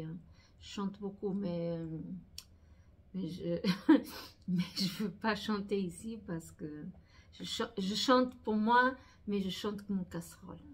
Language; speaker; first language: French; non-native, fluent; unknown